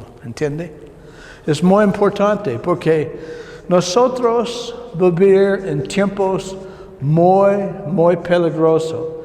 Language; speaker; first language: Spanish; non-native, learner; English